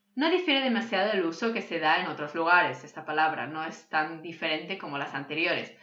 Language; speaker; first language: Spanish; non-native, local second language; Catalan